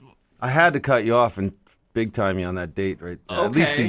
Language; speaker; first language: English; native; English